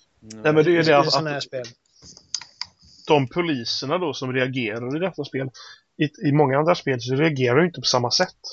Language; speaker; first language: Swedish; native; Swedish